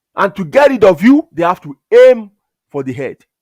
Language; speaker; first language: English; non-native, local second language; Yoruba